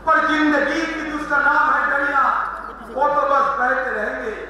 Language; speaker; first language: Hindi; non-native, local second language; Bangla